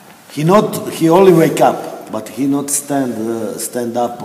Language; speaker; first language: English; non-native, learner; Croatian